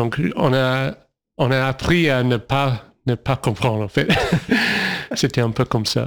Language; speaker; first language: French; non-native, fluent; English